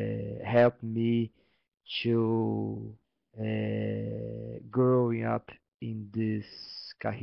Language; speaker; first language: English; non-native, learner; Portuguese